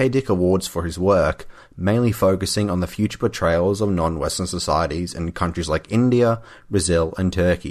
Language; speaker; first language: English; native; English